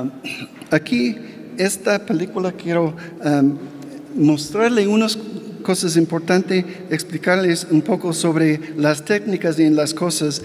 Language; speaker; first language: Spanish; non-native, fluent; English